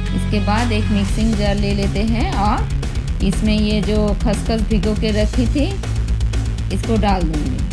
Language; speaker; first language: Hindi; non-native, local second language; Bangla